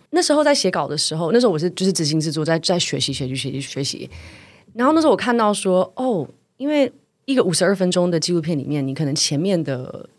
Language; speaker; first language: Chinese; native; Chinese